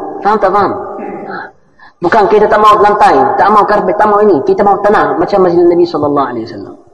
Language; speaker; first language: Malay; non-native, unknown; Arabic